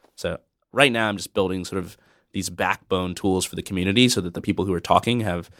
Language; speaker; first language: English; native; English